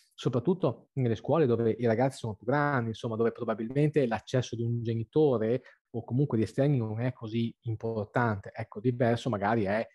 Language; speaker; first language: Italian; native; Italian